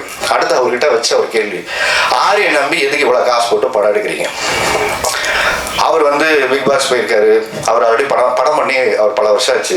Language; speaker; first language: Tamil; native; Tamil